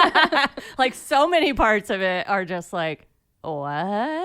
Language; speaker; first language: English; native; English